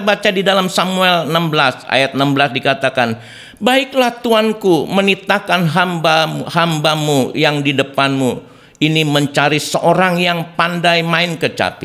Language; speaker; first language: Indonesian; native; Indonesian